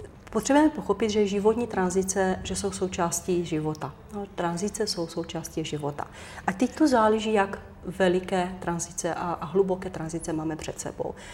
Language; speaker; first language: Czech; non-native, fluent; Romanian